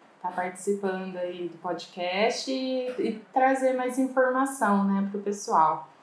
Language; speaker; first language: Portuguese; native; Portuguese